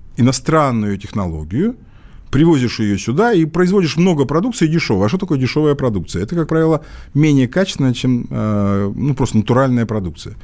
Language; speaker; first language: Russian; native; Russian